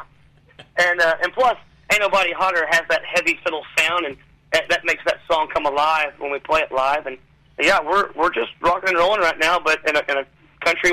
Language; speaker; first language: English; native; English